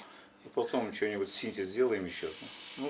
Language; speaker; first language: Russian; non-native, local second language; Yakut